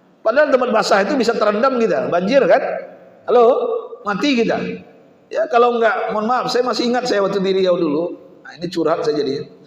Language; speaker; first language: Indonesian; native; Indonesian